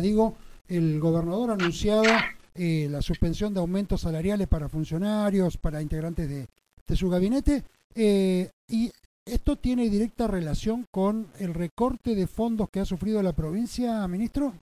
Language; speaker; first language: Spanish; native; Spanish